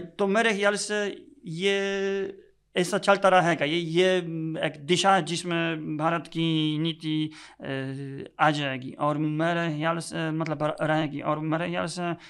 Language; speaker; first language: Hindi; non-native, fluent; Polish